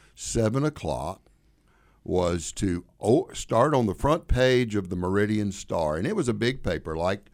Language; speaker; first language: English; native; English